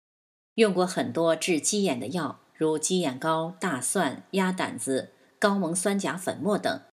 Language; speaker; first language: Chinese; native; Chinese